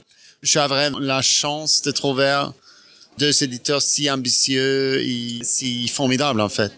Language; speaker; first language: French; non-native, fluent; Norwegian